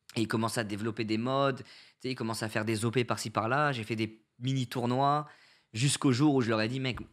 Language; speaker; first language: French; native; French